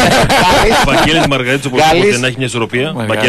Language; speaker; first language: Greek; native; Greek